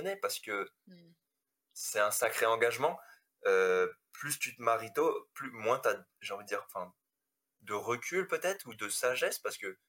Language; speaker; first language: French; native; French